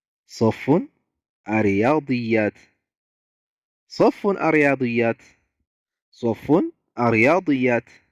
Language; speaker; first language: Arabic; non-native, fluent; Amharic